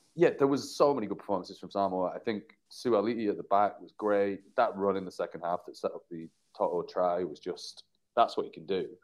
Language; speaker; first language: English; native; English